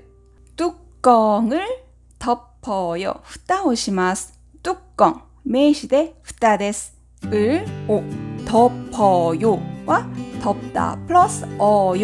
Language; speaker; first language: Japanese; non-native, fluent; Korean